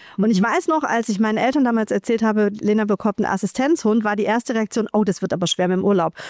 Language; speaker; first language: German; native; German